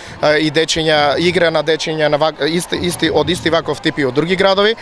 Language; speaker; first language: Macedonian; native; Macedonian